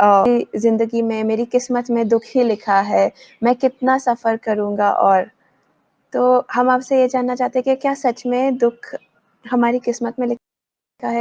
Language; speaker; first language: Hindi; native; Hindi